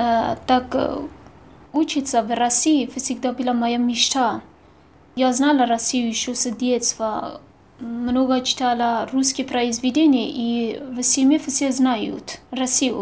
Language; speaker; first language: Russian; non-native, fluent; Persian